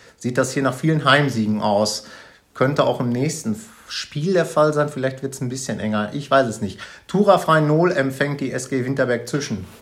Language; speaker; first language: German; native; German